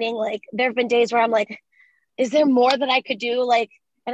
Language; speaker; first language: English; early bilingual, other home language; Spanish